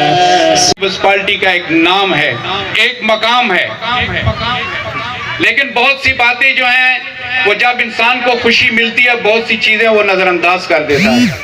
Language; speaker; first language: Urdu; non-native, local second language; Punjabi